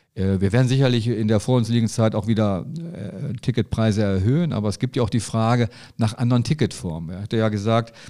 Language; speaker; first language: German; native; German